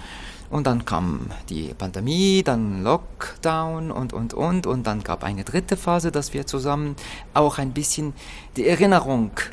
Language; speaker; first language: German; non-native, fluent; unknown